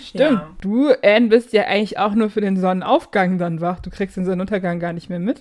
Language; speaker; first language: German; early bilingual, other home language; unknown